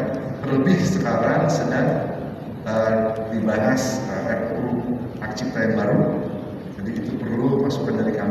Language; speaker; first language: Indonesian; native; Indonesian